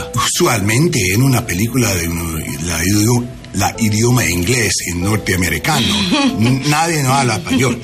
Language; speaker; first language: Spanish; non-native, learner; English